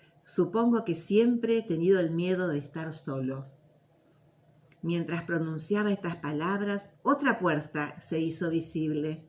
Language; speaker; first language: Spanish; native; Spanish